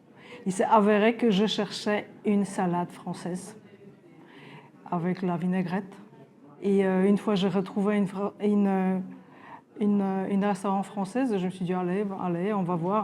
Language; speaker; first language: French; non-native, fluent; Polish